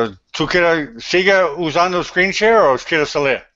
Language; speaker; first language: Spanish; non-native, learner; English